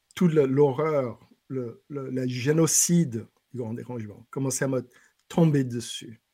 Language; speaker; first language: French; non-native, fluent; English